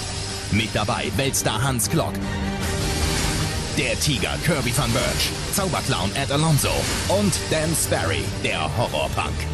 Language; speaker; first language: German; native; German